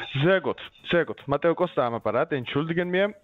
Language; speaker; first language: German; non-native, learner; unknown